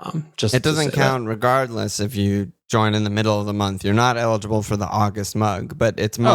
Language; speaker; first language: English; native; English